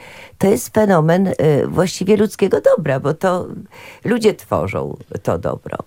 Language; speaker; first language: Polish; native; Polish